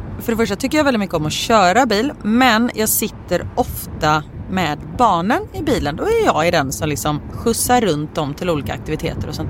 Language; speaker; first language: Swedish; native; Swedish